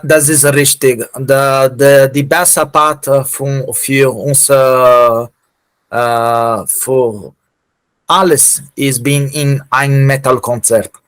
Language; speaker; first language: German; non-native, learner; Portuguese